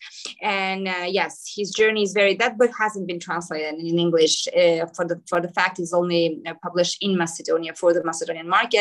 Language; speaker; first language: English; non-native, fluent; Macedonian